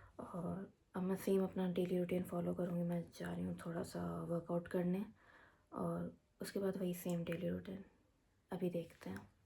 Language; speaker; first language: Hindi; native; Hindi